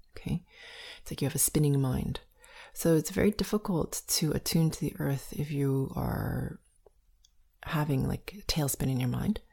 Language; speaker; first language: English; native; English